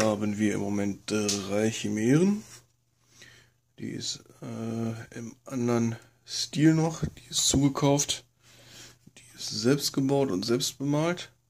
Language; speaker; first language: German; native; German